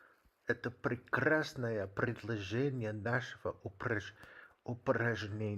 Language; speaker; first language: Russian; non-native, learner; English